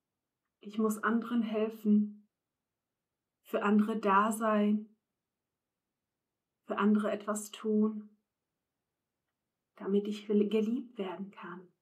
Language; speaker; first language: German; non-native, fluent; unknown